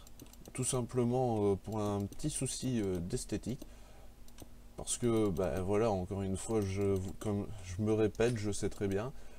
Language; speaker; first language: French; native; French